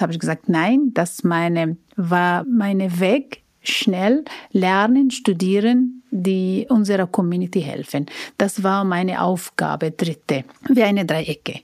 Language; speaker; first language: German; non-native, learner; Arabic